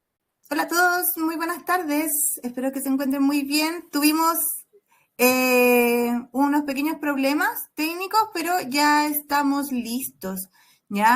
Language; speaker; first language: Spanish; native; Spanish